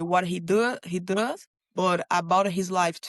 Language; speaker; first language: English; non-native, learner; Portuguese